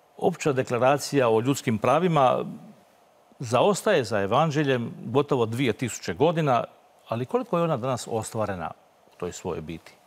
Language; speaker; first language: Croatian; native; Croatian